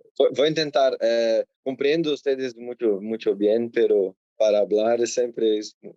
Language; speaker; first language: Spanish; non-native, learner; Portuguese